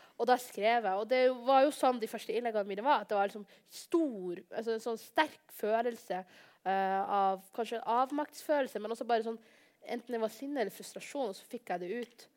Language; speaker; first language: Norwegian; early bilingual, other home language; Somali